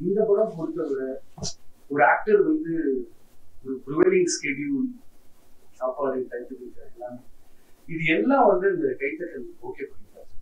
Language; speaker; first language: Tamil; native; Tamil